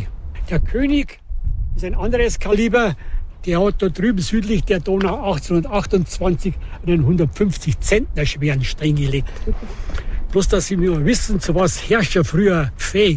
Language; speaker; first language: German; native; German